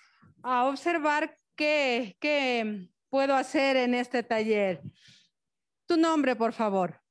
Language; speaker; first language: Spanish; native; Spanish